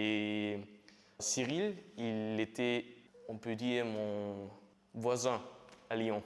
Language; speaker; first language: French; non-native, fluent; German